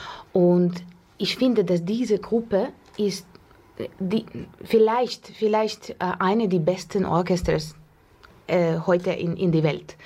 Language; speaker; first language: German; non-native, learner; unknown